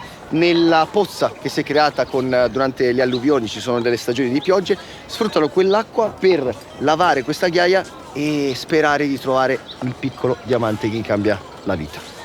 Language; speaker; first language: Italian; native; Italian